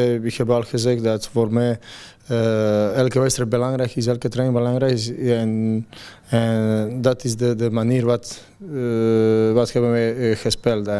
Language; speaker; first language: Dutch; non-native, fluent; Croatian